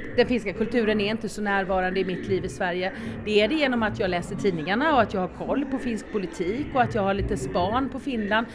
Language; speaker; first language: Swedish; native; Swedish